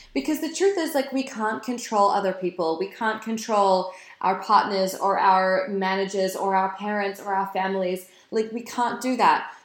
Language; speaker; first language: English; native; English